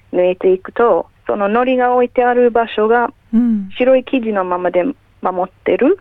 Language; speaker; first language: Japanese; non-native, fluent; English